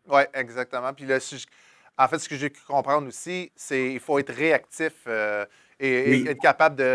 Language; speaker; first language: French; native; French